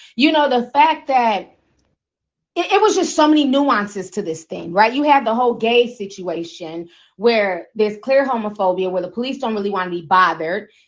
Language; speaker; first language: English; native; English